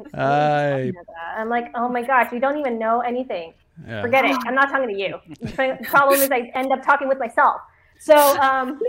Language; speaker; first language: English; native; English